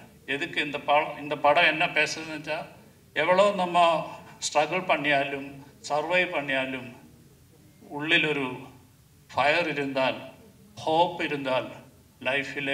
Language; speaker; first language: Tamil; non-native, learner; Malayalam